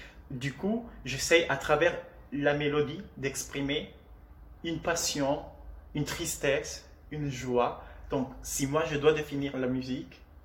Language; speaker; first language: French; non-native, fluent; Spanish